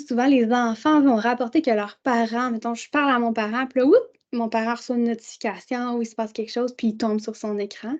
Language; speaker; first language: French; native; French